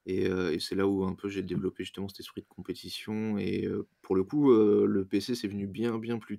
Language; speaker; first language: French; native; French